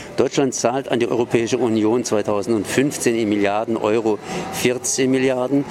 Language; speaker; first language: German; native; German